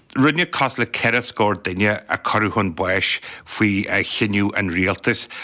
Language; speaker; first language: Irish; native; Irish